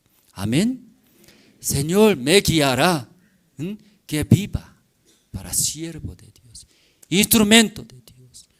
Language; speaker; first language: Spanish; non-native, learner; Korean